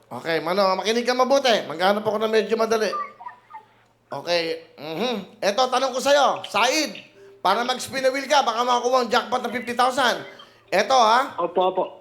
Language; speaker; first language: Filipino; native; Filipino